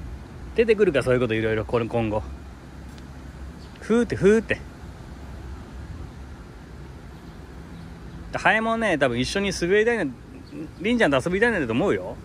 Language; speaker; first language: Japanese; native; Japanese